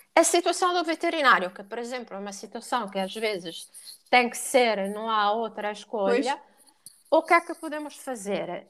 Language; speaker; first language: Portuguese; non-native, fluent; Italian